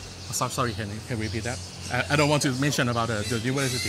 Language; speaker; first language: English; non-native, fluent; Thai